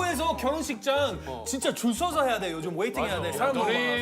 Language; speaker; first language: Korean; non-native, learner; French